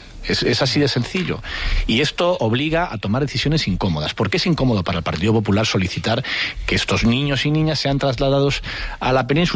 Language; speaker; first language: Spanish; native; Spanish